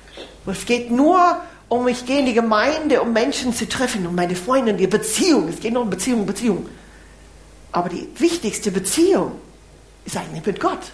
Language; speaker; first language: German; non-native, fluent; English